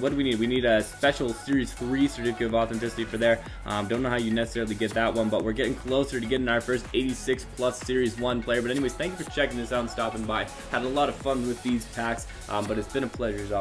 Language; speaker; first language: English; native; English